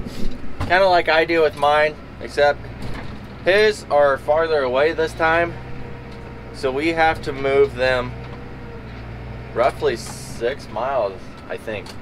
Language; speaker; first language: English; native; English